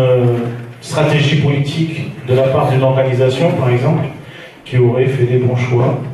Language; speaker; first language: French; native; French